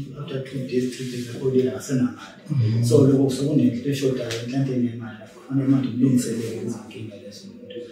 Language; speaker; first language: Zulu; non-native, local second language; Xhosa